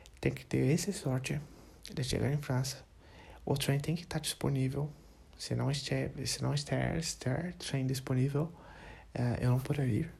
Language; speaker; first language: Portuguese; non-native, learner; English